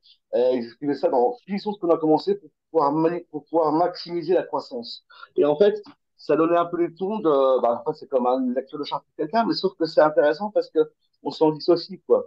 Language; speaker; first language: French; native; French